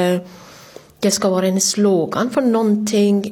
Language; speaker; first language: Swedish; non-native, fluent; Persian